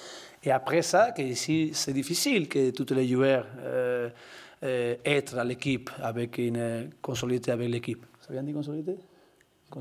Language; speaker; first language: French; non-native, learner; Spanish